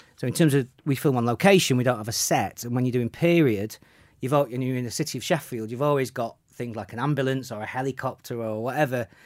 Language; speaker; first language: English; native; English